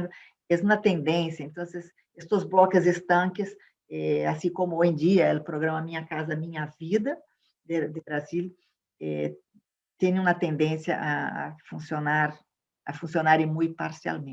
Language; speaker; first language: Spanish; non-native, fluent; Portuguese